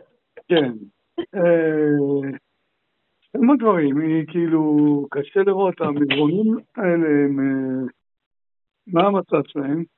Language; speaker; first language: Hebrew; native; Hebrew